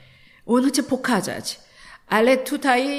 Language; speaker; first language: Polish; non-native, learner; Korean